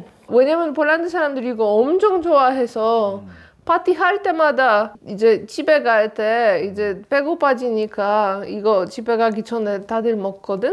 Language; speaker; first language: Korean; non-native, learner; Polish